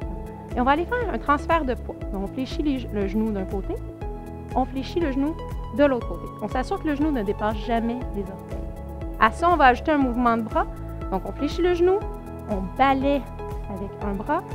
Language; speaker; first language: French; native; French